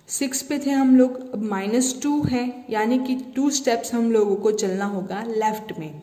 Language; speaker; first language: Hindi; non-native, local second language; Gujarati